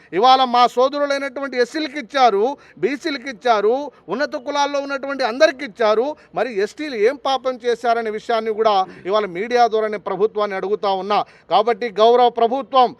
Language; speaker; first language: Telugu; non-native, local second language; Lambadi